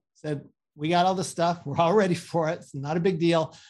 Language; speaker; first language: English; native; English